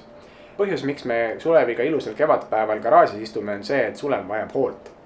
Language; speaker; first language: Estonian; native; Estonian